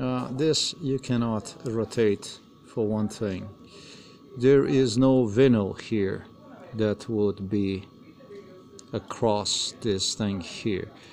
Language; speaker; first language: English; non-native, fluent; Slovenian